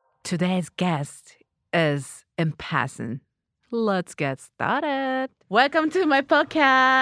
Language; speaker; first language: English; non-native, learner; Japanese